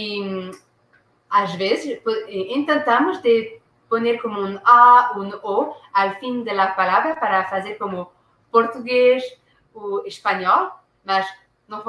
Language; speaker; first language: Portuguese; non-native, learner; French